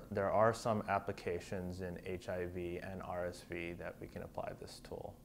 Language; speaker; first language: English; native; English